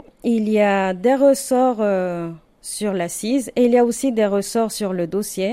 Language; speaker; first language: French; non-native, fluent; Spanish